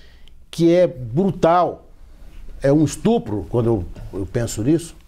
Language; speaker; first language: Portuguese; native; Portuguese